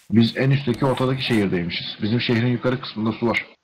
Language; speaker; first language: Turkish; native; Turkish